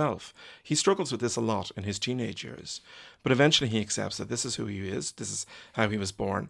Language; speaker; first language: English; native; English